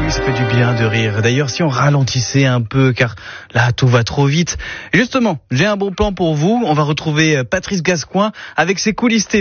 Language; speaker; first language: French; native; French